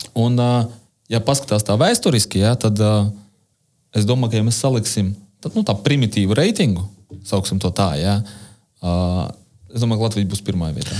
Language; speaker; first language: Latvian; non-native, local second language; Russian